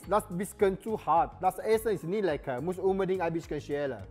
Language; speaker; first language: German; non-native, learner; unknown